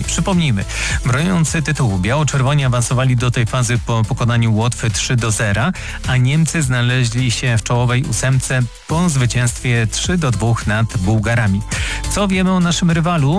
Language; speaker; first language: Polish; native; Polish